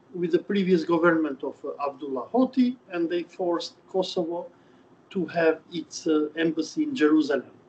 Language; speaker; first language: English; non-native, fluent; Albanian